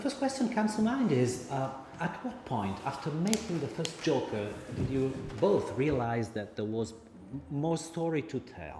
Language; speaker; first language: English; non-native, fluent; Italian